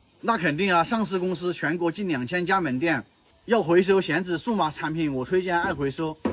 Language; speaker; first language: Chinese; native; Chinese